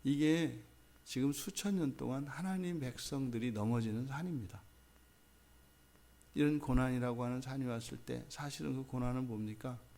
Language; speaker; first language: Korean; native; Korean